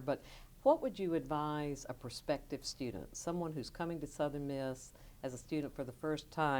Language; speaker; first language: English; native; English